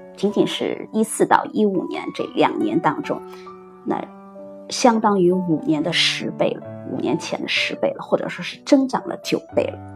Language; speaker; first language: Chinese; native; Chinese